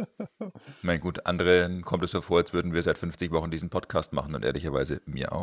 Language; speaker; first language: German; native; German